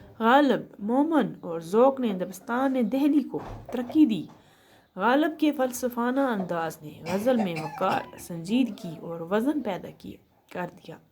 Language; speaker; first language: Urdu; non-native, local second language; Kashmiri